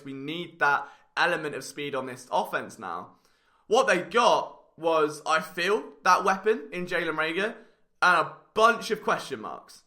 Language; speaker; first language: English; native; English